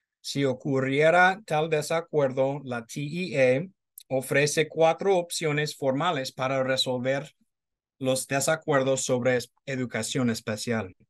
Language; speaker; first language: Spanish; non-native, fluent; English